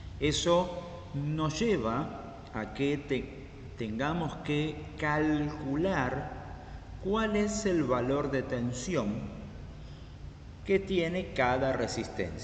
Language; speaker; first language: Spanish; native; Spanish